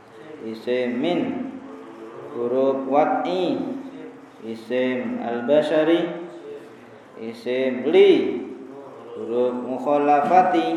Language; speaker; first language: Arabic; non-native, learner; Indonesian